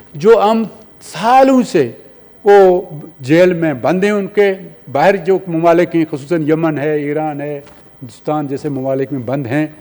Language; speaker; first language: Urdu; non-native, local second language; Baluchi